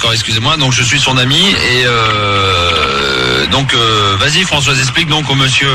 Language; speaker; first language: French; native; French